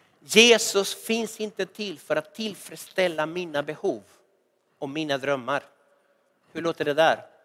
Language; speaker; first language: Swedish; non-native, fluent; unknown